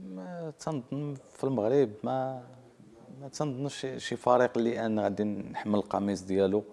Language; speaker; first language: Arabic; native; Arabic